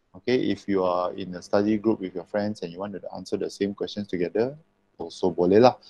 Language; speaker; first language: English; non-native, local second language; Malay